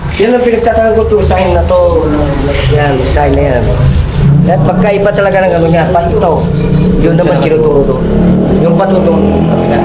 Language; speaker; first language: Filipino; non-native, local second language; Iloko